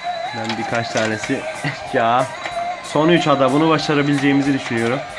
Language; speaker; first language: Turkish; native; Turkish